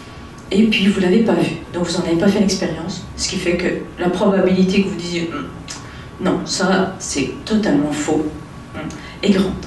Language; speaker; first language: French; native; French